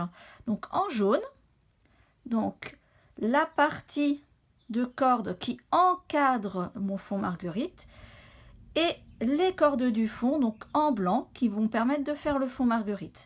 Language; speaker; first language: French; native; French